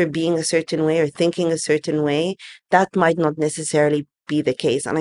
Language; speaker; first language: English; native; English